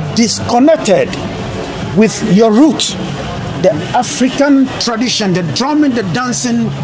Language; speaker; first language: English; non-native, local second language; Ga